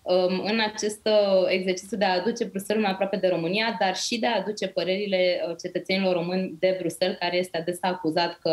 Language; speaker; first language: Romanian; native; Romanian